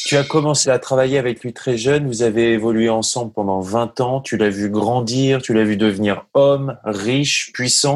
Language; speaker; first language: French; native; French